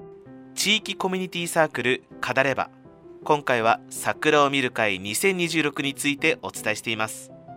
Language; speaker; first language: Japanese; native; Japanese